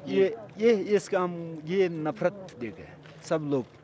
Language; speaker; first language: Hindi; non-native, learner; Pashto